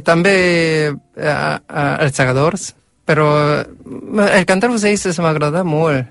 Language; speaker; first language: Catalan; non-native, learner; Korean